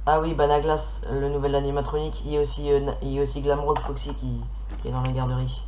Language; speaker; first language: French; native; French